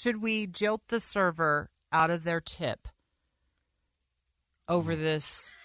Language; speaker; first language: English; native; English